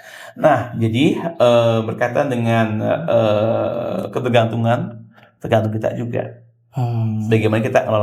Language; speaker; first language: Indonesian; native; Indonesian